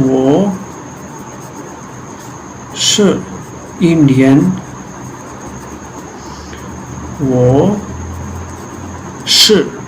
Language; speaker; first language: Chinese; non-native, fluent; Urdu